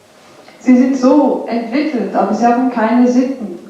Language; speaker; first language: German; non-native, fluent; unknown